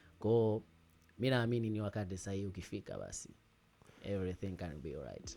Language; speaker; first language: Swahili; native; Swahili